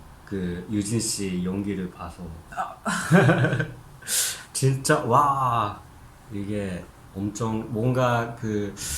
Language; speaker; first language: Korean; non-native, fluent; Japanese